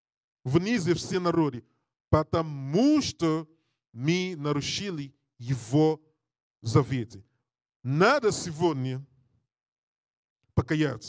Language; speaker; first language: Russian; non-native, learner; English